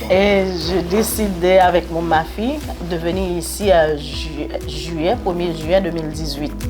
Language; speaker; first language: French; non-native, local second language; Haitian Creole